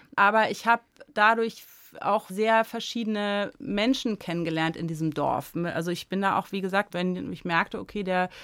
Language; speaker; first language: German; native; German